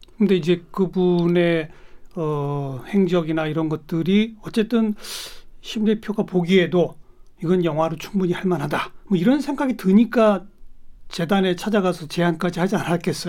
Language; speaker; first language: Korean; native; Korean